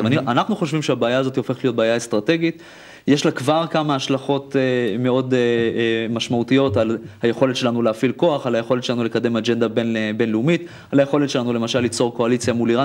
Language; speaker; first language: Hebrew; native; Hebrew